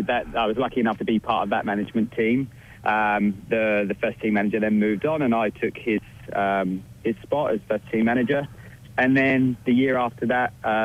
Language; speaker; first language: English; native; English